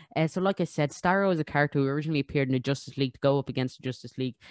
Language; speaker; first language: English; native; English